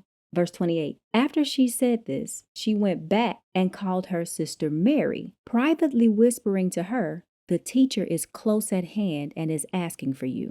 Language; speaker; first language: English; native; English